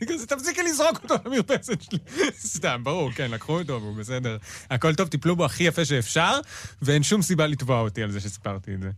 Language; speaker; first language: Hebrew; native; Hebrew